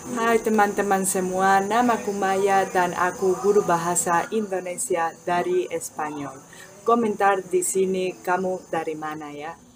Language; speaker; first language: Indonesian; non-native, fluent; Spanish